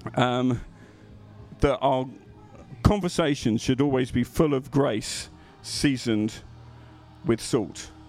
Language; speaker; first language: English; native; English